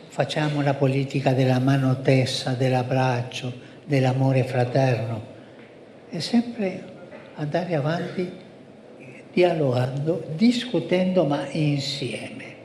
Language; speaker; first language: Italian; non-native, fluent; Spanish